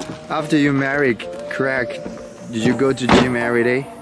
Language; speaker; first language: English; non-native, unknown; Chinese